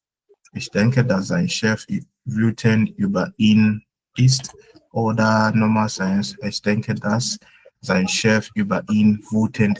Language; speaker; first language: German; non-native, fluent; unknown